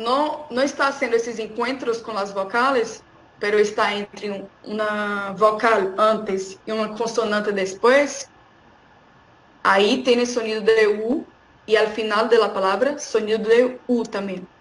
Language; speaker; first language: Spanish; non-native, fluent; Portuguese